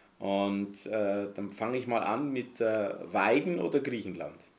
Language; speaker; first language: German; native; German